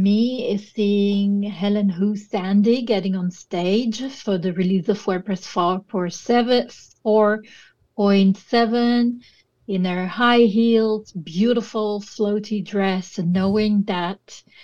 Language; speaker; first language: English; non-native, fluent; Italian